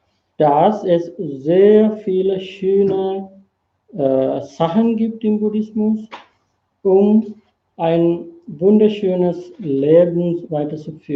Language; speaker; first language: German; non-native, fluent; Sinhala